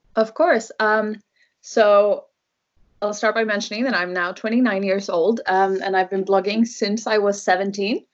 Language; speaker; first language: English; non-native, fluent; Norwegian